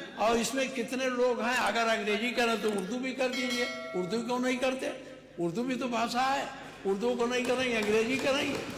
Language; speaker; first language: Hindi; native; Hindi